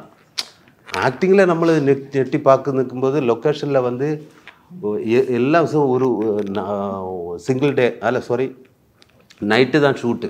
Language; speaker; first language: Tamil; non-native, learner; Malayalam